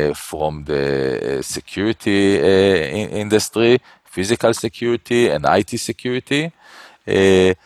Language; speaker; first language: English; non-native, learner; Hebrew